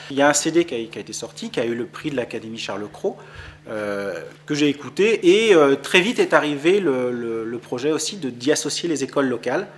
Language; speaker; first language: French; native; French